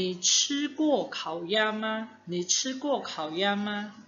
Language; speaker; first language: Chinese; non-native, fluent; Indonesian